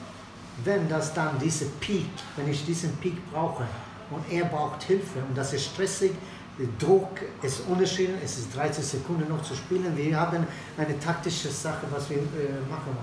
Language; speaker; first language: German; non-native, fluent; Swedish